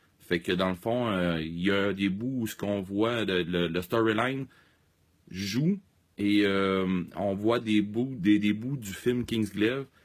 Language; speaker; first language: French; native; French